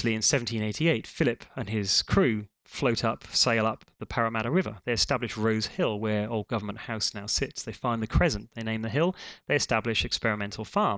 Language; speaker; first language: English; native; English